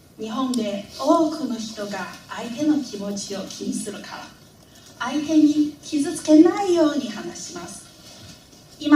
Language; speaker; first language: Japanese; non-native, fluent; Vietnamese